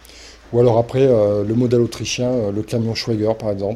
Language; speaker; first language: French; native; French